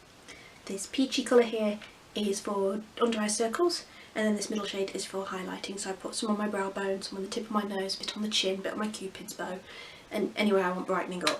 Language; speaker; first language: English; native; English